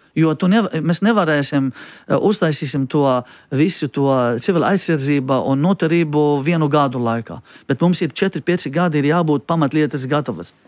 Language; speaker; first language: Latvian; non-native, fluent; Arabic